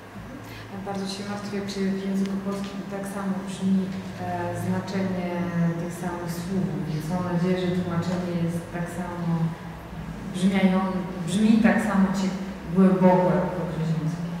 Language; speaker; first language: Polish; non-native, fluent; Georgian